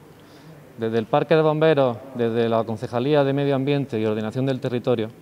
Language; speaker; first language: Spanish; native; Spanish